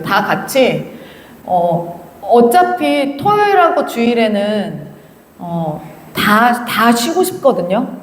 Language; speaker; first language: Korean; native; Korean